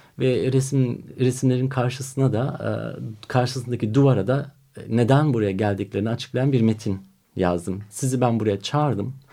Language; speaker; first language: Turkish; early bilingual, heritage; Turkish